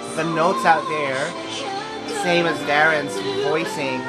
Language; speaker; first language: English; non-native, local second language; Filipino